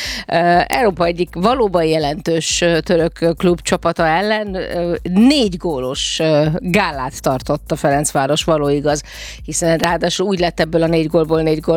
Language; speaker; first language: Hungarian; native; Hungarian